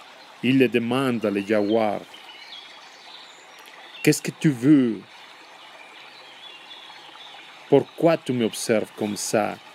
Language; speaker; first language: French; non-native, learner; Spanish